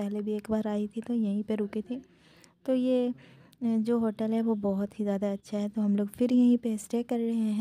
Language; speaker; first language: Hindi; native; Hindi